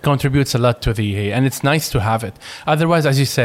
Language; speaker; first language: English; non-native, fluent; Arabic